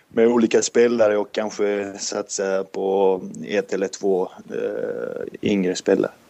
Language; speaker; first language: Swedish; non-native, fluent; Serbian